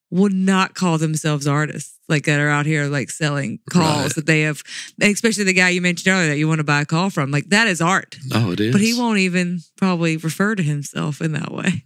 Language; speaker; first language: English; native; English